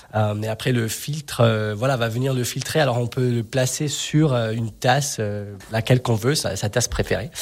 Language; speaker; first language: French; non-native, fluent; English